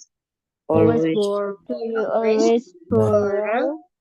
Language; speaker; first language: English; non-native, learner; Indonesian